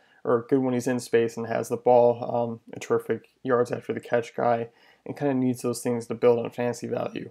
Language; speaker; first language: English; native; English